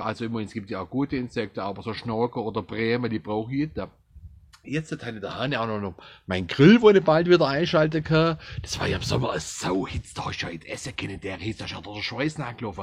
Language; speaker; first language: German; native; German